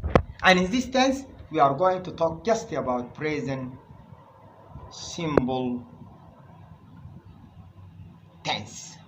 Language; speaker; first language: English; non-native, fluent; Arabic